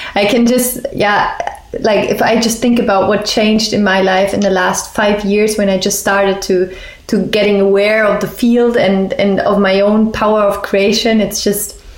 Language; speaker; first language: English; non-native, fluent; German